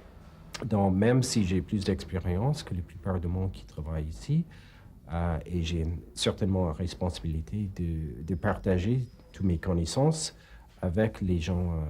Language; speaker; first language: French; non-native, fluent; English